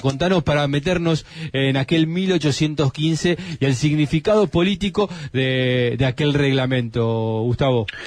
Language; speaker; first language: Spanish; native; Spanish